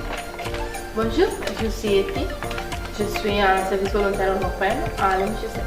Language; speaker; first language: French; non-native, learner; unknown